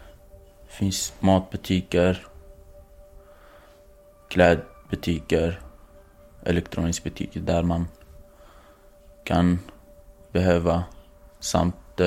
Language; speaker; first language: Swedish; non-native, fluent; Kurdish